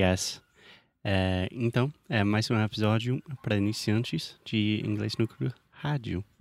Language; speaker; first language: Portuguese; non-native, fluent; English